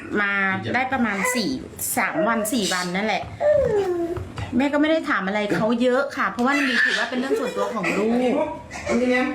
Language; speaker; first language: Thai; native; Thai